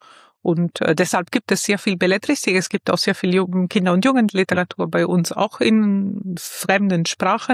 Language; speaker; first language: German; non-native, fluent; Italian